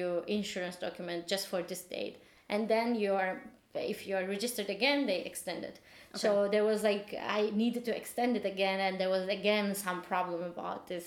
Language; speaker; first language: English; non-native, fluent; Turkish